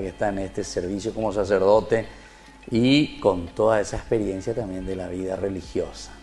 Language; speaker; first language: Spanish; native; Spanish